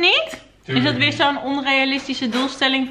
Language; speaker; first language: Dutch; native; Dutch